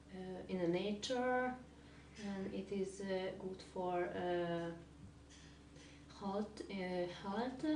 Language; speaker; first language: English; non-native, learner; Hungarian